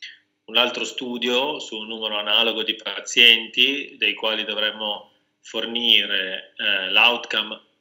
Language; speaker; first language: Italian; native; Italian